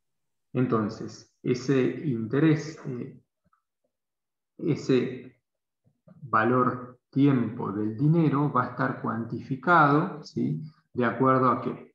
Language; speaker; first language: Spanish; native; Spanish